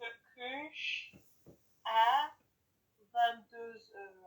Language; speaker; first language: French; non-native, learner; English